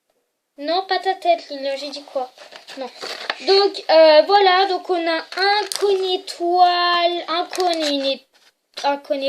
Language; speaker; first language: French; native; French